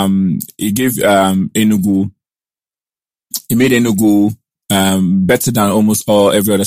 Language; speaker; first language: English; non-native, local second language; Igbo